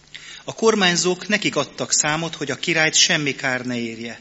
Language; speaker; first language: Hungarian; native; Hungarian